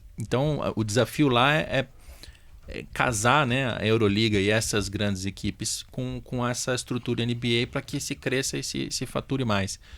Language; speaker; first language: Portuguese; native; Portuguese